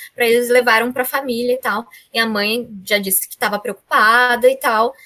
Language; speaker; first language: Portuguese; native; Portuguese